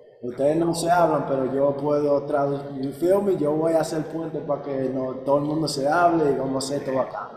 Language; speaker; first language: Spanish; early bilingual, heritage; Spanish